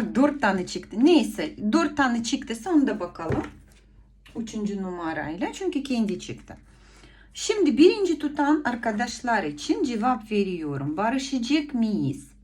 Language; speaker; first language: Turkish; non-native, fluent; Ukrainian